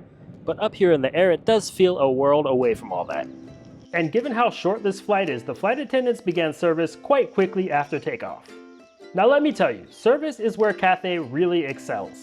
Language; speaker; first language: English; native; English